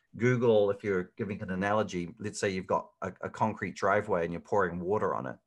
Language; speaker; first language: English; native; English